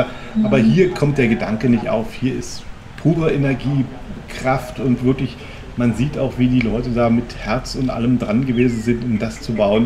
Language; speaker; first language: German; native; German